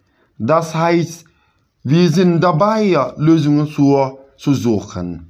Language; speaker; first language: German; non-native, fluent; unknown